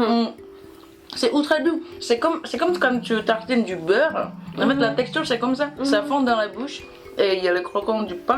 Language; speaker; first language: French; non-native, learner; Indonesian